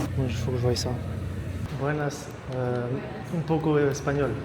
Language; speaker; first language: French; native; French